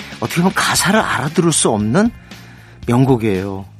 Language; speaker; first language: Korean; native; Korean